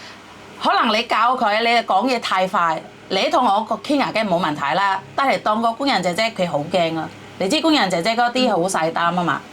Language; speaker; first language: Cantonese; non-native, fluent; Javanese